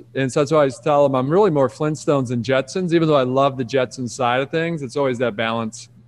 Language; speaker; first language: English; native; English